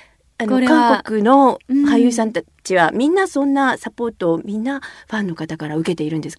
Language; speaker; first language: Japanese; native; Japanese